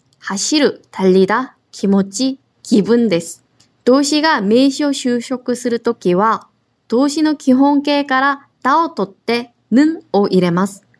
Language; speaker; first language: Japanese; non-native, fluent; Korean